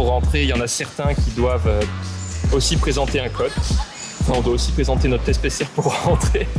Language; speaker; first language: French; native; French